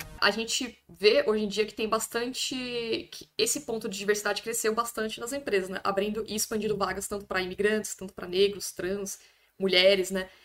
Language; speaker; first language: Portuguese; native; Portuguese